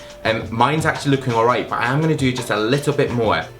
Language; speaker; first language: English; native; English